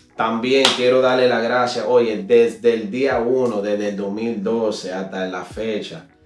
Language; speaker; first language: Spanish; early bilingual, heritage; Spanish